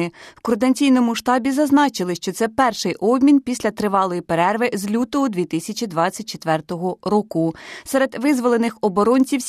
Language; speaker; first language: Ukrainian; native; Ukrainian